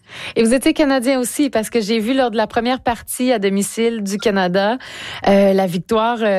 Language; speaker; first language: French; native; French